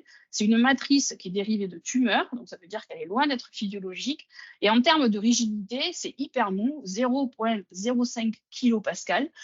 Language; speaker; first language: French; native; French